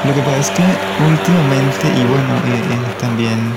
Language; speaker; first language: Spanish; non-native, local second language; Ticuna